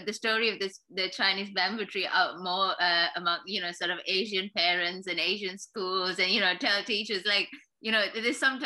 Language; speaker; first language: English; non-native, local second language; Sinhala